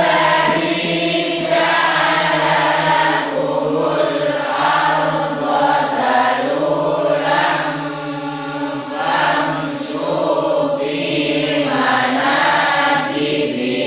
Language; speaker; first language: Arabic; non-native, learner; Indonesian